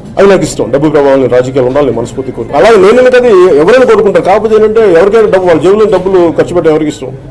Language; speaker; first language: Telugu; native; Telugu